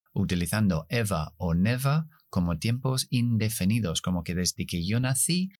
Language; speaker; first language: Spanish; non-native, fluent; English